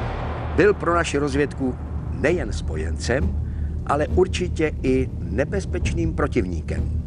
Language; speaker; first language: Czech; native; Czech